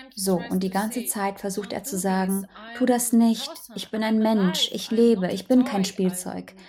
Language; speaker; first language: German; non-native, fluent; Ukrainian